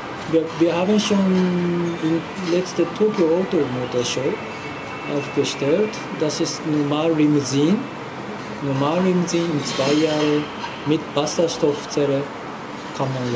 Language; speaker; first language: German; non-native, learner; Japanese